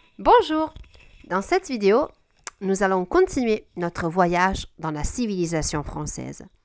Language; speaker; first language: French; non-native, fluent; Italian